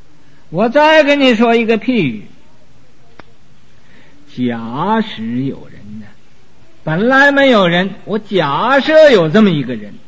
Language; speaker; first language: Chinese; native; Chinese